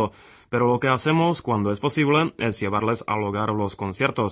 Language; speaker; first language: Spanish; native; Spanish